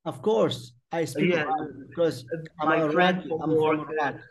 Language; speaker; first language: English; non-native, fluent; Arabic